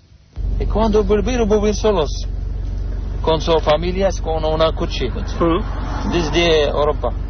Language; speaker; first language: Spanish; non-native, learner; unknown